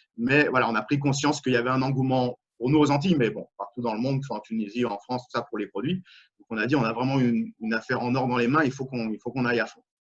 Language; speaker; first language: French; native; French